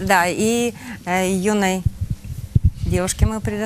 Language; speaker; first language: Russian; native; Russian